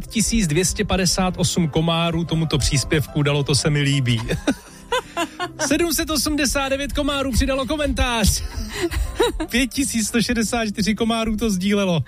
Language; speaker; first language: Czech; native; Czech